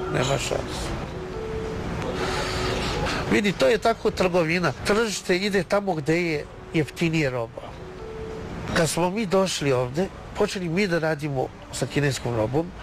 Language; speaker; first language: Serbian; non-native, learner; Chinese